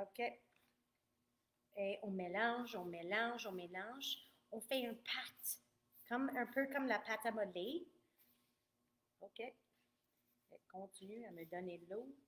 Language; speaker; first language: French; non-native, fluent; English